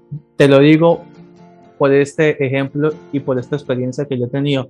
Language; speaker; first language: Spanish; native; Spanish